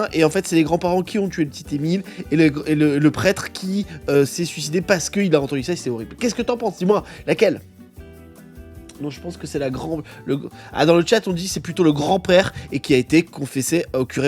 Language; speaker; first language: French; native; French